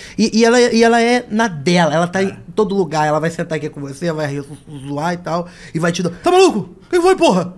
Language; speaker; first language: Portuguese; native; Portuguese